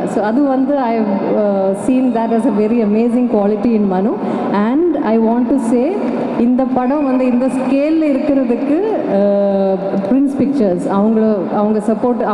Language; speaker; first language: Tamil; non-native, fluent; Malayalam